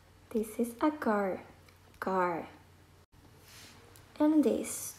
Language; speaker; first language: English; non-native, fluent; Spanish